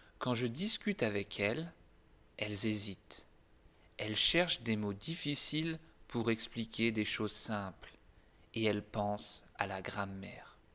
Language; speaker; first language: French; native; French